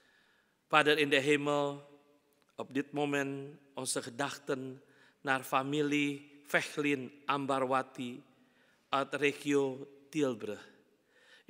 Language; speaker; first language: Dutch; non-native, fluent; Indonesian